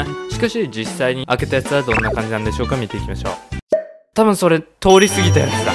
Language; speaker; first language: Japanese; native; Japanese